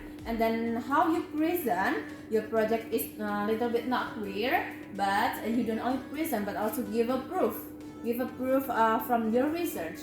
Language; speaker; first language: English; non-native, fluent; Indonesian